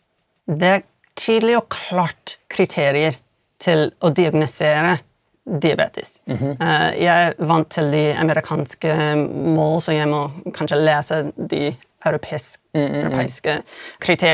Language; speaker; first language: Norwegian; non-native, fluent; English